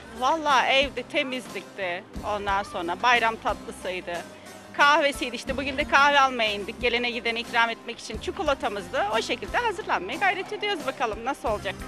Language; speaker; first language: Turkish; native; Turkish